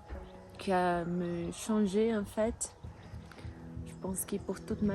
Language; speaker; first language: French; non-native, learner; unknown